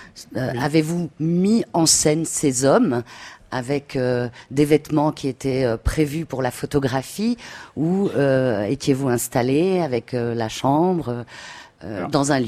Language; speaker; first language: French; native; French